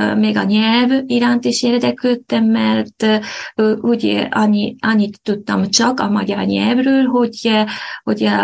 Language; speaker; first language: Hungarian; non-native, fluent; Japanese